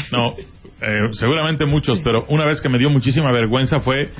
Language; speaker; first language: Spanish; native; Spanish